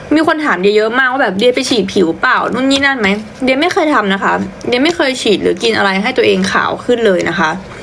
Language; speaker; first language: Thai; native; Thai